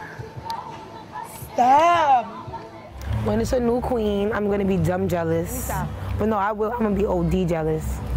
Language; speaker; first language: English; native; English